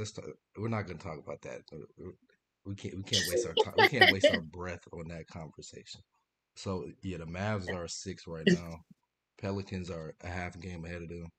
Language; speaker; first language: English; native; English